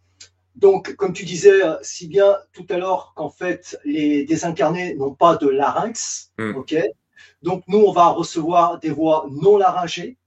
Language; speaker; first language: French; native; French